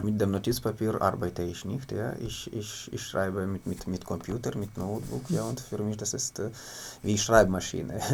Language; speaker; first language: German; non-native, learner; Ukrainian